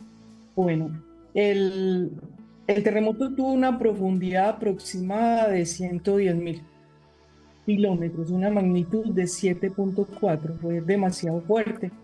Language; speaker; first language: Spanish; native; Spanish